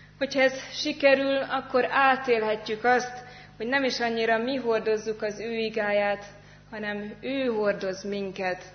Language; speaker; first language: Hungarian; native; Hungarian